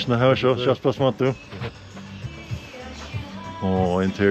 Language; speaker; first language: Russian; non-native, learner; English